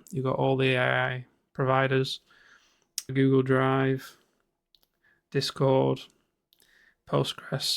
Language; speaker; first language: English; native; English